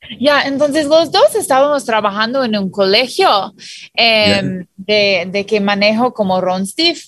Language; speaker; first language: Spanish; non-native, fluent; English